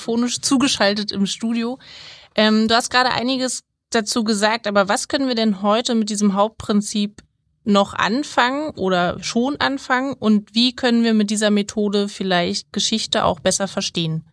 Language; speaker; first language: German; native; German